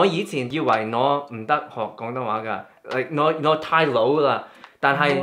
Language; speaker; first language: Cantonese; early bilingual, heritage; English